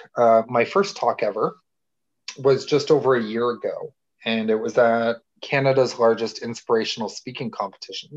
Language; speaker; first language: English; native; English